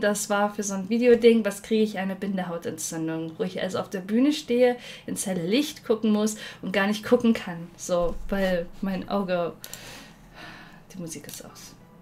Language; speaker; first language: German; native; German